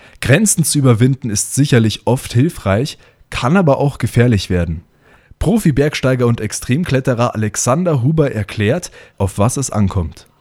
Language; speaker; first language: German; native; German